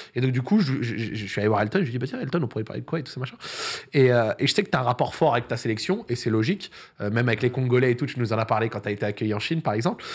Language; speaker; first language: French; native; French